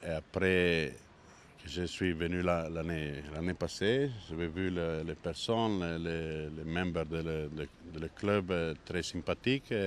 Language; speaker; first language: French; non-native, learner; Italian